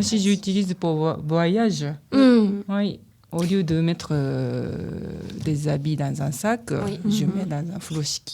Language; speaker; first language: French; non-native, learner; Japanese